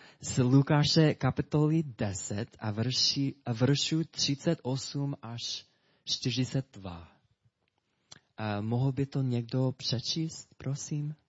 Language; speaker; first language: Czech; non-native, fluent; English